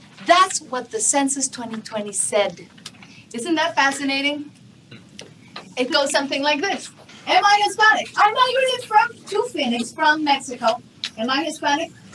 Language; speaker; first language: English; non-native, fluent; Spanish